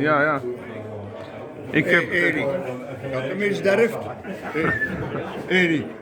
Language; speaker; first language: Dutch; non-native, learner; Polish